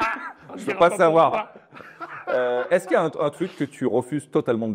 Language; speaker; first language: French; native; French